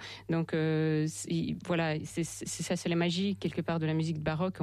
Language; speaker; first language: French; non-native, fluent; Russian